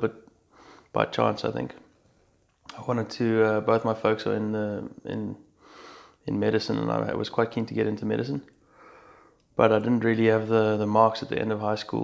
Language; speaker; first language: English; native; English